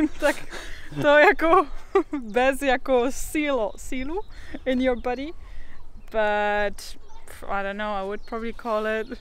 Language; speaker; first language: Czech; non-native, learner; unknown